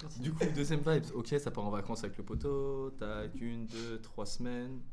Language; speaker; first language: French; native; French